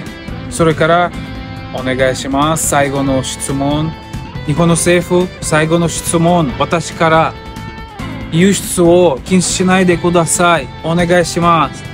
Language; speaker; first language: Japanese; non-native, learner; Russian